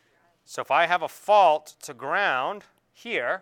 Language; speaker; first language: English; native; English